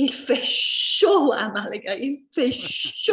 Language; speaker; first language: French; non-native, fluent; English